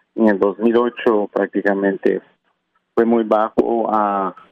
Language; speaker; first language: Spanish; non-native, local second language; Kʼicheʼ